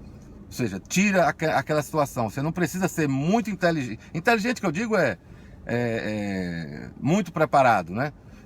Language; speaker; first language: Portuguese; native; Portuguese